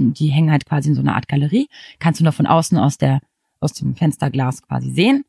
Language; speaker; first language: German; native; German